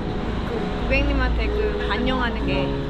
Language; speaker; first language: Korean; non-native, fluent; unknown